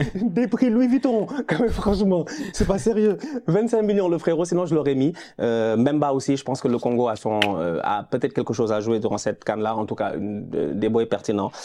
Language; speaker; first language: French; non-native, local second language; Wolof